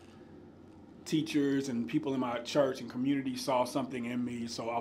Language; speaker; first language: English; native; English